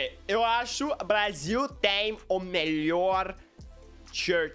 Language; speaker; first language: Portuguese; non-native, learner; English